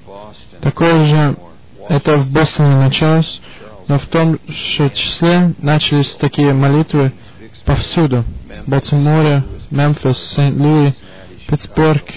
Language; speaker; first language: Russian; early bilingual, heritage; Russian